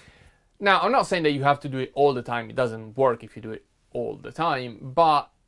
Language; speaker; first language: English; non-native, fluent; Italian